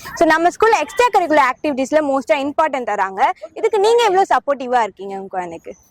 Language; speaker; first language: Tamil; native; Tamil